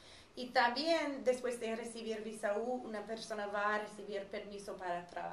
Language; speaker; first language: Spanish; non-native, fluent; English